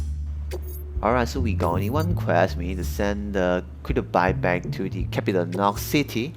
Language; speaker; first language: English; non-native, learner; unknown